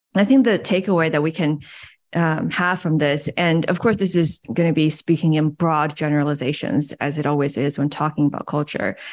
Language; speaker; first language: English; early bilingual, other home language; Chinese